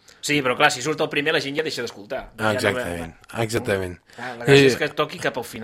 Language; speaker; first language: Catalan; native; Catalan